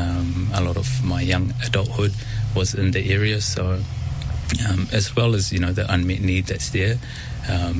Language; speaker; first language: English; native; English